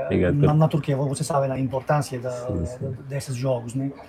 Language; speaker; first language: Portuguese; non-native, fluent; Turkish